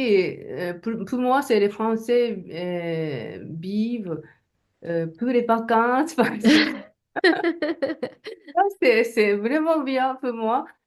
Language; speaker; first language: French; non-native, learner; Japanese